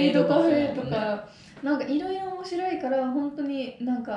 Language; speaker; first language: Japanese; non-native, fluent; Italian